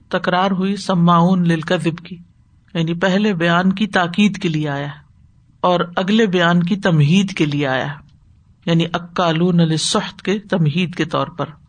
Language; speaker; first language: Urdu; native; Urdu